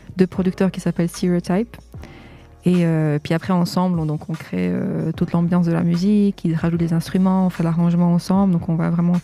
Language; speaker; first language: French; early bilingual, other home language; Portuguese